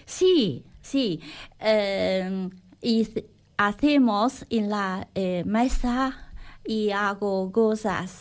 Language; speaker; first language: Spanish; non-native, learner; Chinese